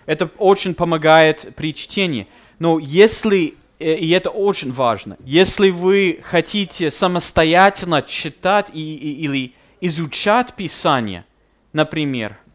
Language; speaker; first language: Russian; non-native, fluent; English